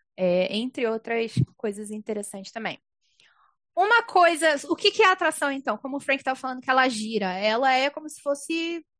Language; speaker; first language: Portuguese; native; Portuguese